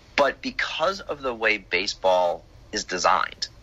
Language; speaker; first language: English; native; English